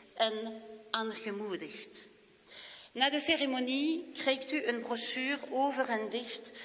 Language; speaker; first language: Dutch; non-native, local second language; French